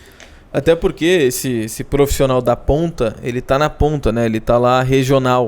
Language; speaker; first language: Portuguese; native; Portuguese